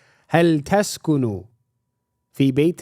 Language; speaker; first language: Arabic; non-native, fluent; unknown